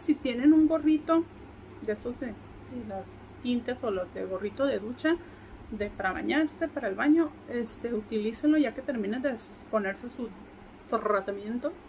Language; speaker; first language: Spanish; native; Spanish